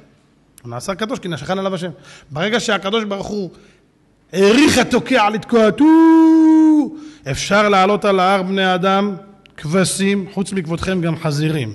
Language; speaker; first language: Hebrew; native; Hebrew